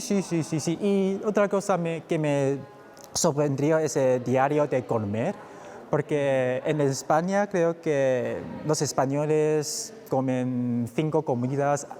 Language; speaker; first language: Spanish; non-native, fluent; Chinese